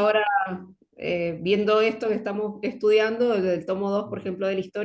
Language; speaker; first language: Spanish; native; Spanish